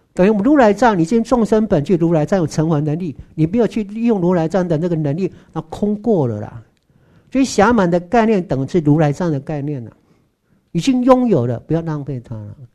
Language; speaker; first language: Chinese; native; Chinese